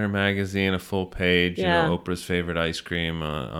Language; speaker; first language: English; native; English